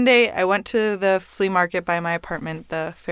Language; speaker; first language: English; non-native, fluent; Spanish